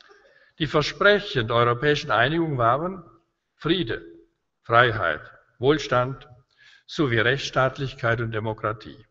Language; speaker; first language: German; native; German